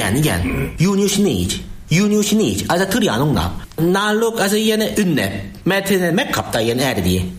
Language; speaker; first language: Hungarian; non-native, learner; Korean